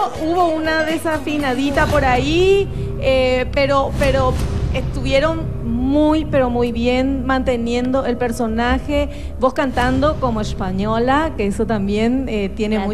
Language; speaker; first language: Spanish; native; Spanish